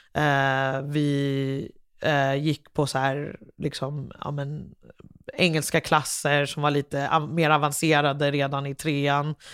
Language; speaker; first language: Swedish; early bilingual, other home language; English